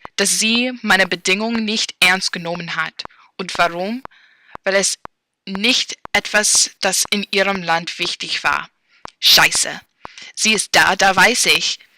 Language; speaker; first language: German; non-native, learner; English